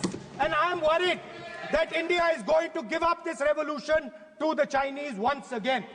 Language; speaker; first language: English; non-native, local second language; Hindi